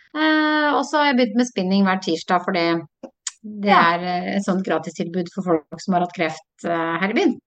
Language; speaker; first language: Norwegian; native; Norwegian